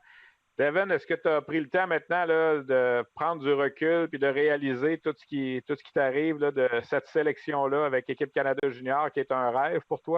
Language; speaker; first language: French; native; French